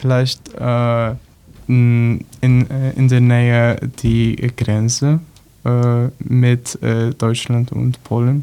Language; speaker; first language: German; non-native, learner; Polish